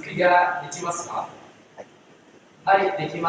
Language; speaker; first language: Japanese; non-native, learner; Indonesian